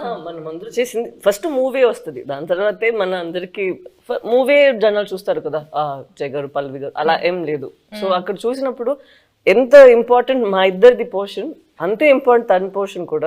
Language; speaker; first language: Telugu; non-native, fluent; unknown